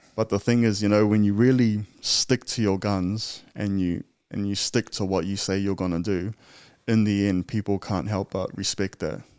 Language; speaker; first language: English; native; English